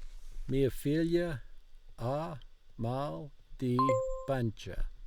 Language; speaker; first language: Italian; non-native, learner; English